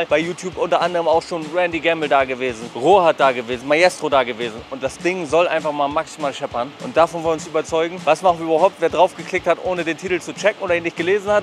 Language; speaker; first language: German; native; German